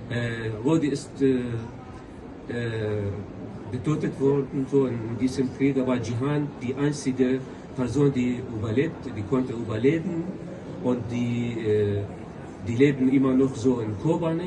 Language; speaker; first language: German; non-native, local second language; Kurdish